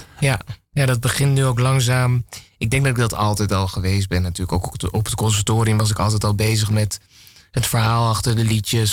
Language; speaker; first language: Dutch; native; Dutch